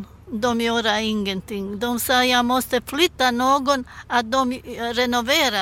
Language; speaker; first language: Swedish; non-native, learner; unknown